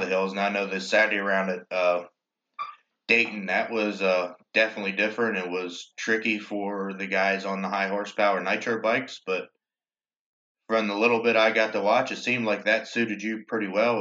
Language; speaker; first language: English; native; English